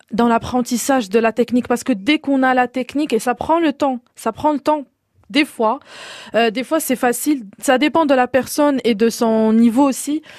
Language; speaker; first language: French; non-native, local second language; Arabic